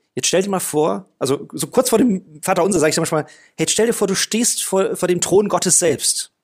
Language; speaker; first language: German; non-native, fluent; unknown